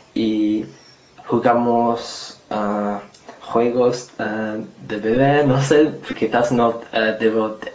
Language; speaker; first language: Spanish; non-native, fluent; English